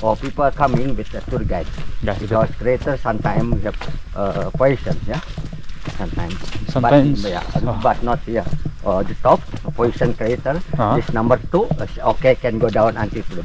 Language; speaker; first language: English; non-native, learner; Indonesian